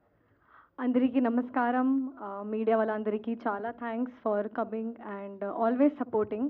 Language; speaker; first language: Telugu; non-native, fluent; Hindi